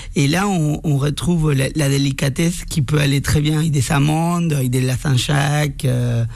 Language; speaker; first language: French; non-native, fluent; Spanish